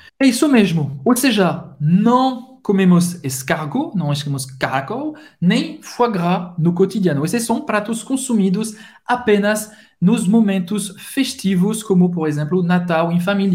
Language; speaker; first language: Portuguese; non-native, fluent; French